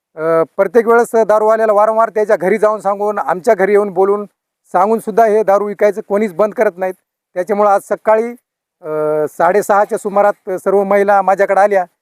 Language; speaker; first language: Marathi; native; Marathi